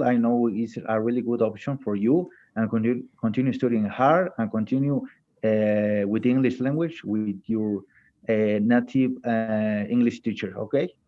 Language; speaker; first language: English; non-native, fluent; Spanish